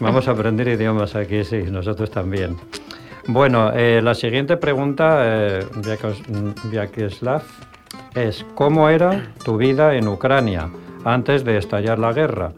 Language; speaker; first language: Spanish; native; Spanish